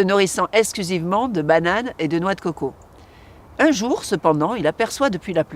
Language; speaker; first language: French; native; French